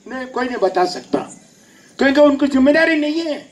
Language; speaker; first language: Hindi; non-native, local second language; Telugu